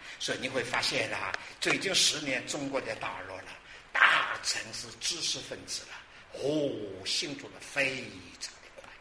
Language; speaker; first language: Chinese; non-native, local second language; Wu Chinese